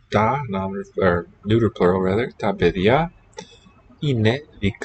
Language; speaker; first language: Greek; non-native, learner; English